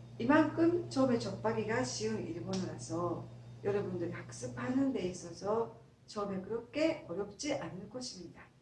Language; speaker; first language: Korean; non-native, fluent; Japanese